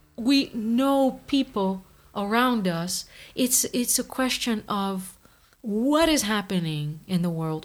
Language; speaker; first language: English; non-native, fluent; Portuguese